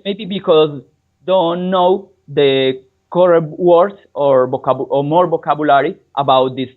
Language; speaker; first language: English; non-native, learner; Spanish